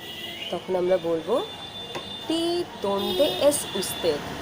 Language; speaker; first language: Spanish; non-native, fluent; Bangla